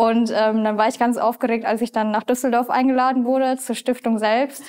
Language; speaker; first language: German; native; German